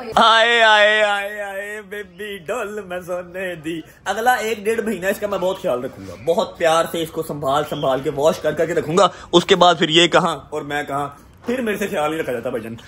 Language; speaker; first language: Urdu; non-native, local second language; Punjabi